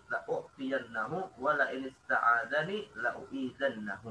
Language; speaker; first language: Arabic; non-native, fluent; Indonesian